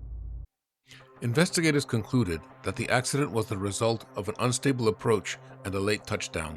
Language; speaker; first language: English; native; English